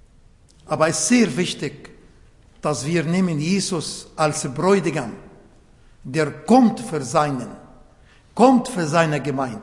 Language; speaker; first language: German; non-native, learner; Arabic